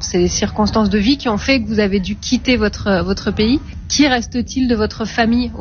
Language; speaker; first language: French; native; French